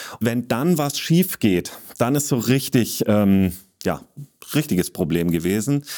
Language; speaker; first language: German; native; German